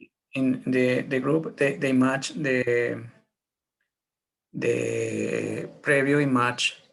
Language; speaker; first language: English; non-native, learner; Spanish